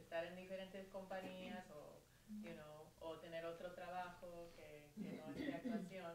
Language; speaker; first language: Spanish; early bilingual, heritage; Spanish